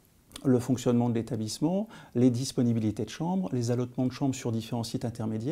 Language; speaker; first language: French; native; French